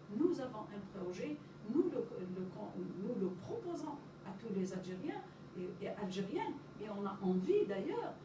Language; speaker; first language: French; non-native, local second language; Arabic